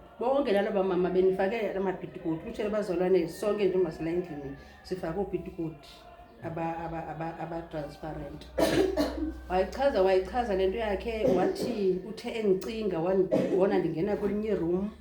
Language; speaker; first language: Zulu; non-native, local second language; Xhosa